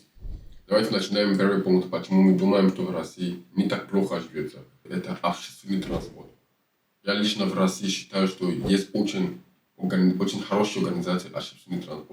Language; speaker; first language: Russian; non-native, fluent; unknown